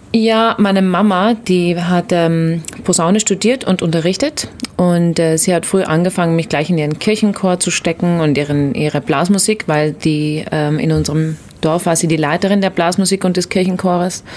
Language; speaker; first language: German; native; German